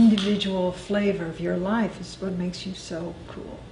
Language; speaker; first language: English; native; English